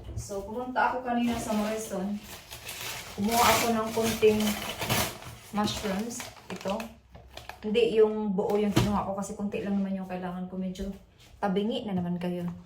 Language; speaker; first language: Filipino; non-native, local second language; Cebuano